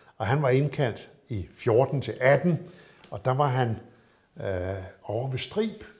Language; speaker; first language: Danish; native; Danish